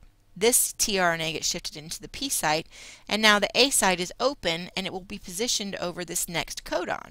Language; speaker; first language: English; native; English